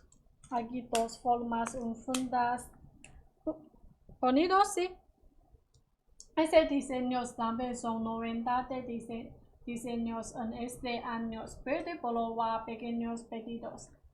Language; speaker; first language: Spanish; non-native, learner; Chinese